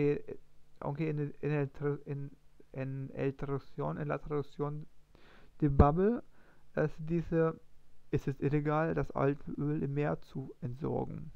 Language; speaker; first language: Spanish; non-native, learner; German